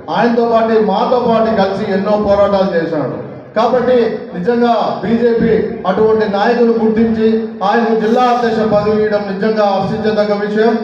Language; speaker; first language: Telugu; native; Telugu